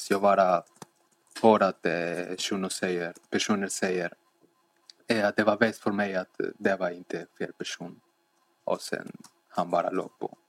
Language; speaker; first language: Swedish; non-native, fluent; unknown